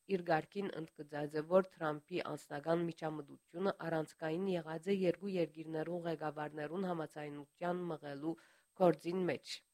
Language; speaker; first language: Armenian; early bilingual, heritage; Armenian